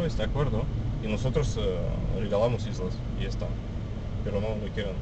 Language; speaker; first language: Spanish; non-native, fluent; Russian